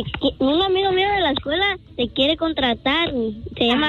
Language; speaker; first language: Spanish; early bilingual, heritage; Spanish